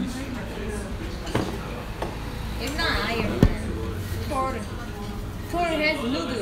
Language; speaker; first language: English; non-native, fluent; Korean